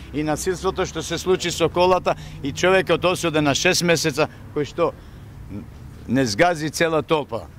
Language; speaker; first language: Macedonian; non-native, local second language; Albanian